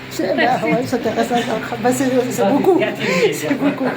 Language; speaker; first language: French; non-native, local second language; Arabic